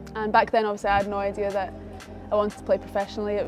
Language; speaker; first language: English; native; English